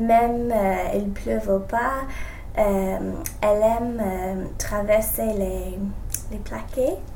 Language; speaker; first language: French; non-native, learner; English